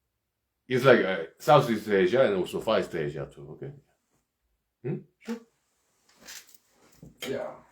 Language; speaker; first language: English; non-native, fluent; Korean